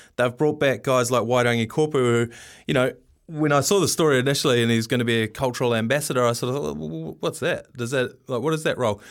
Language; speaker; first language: English; native; English